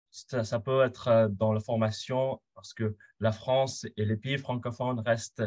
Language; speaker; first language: French; non-native, fluent; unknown